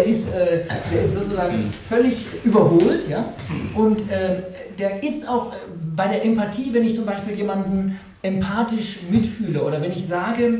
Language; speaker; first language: German; native; German